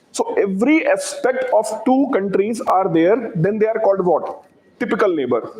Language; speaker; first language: English; non-native, local second language; Hindi